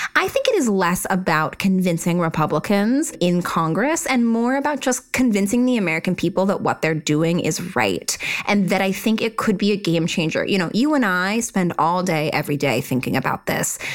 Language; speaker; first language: English; native; English